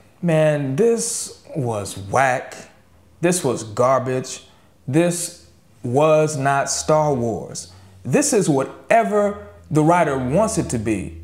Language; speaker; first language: English; native; English